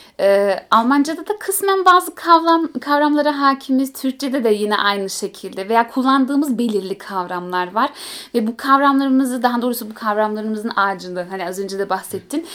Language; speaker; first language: Turkish; early bilingual, heritage; Turkish